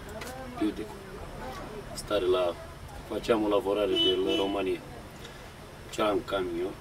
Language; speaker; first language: Italian; non-native, learner; Romanian